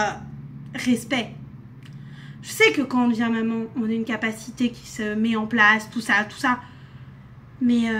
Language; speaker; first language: French; native; French